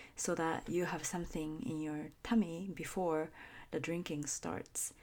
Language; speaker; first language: English; non-native, fluent; Japanese